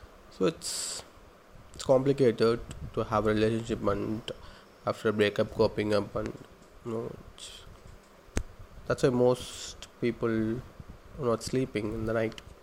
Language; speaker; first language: English; non-native, local second language; Tamil